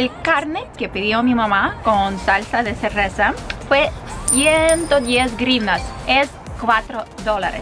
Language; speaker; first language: Spanish; non-native, fluent; Russian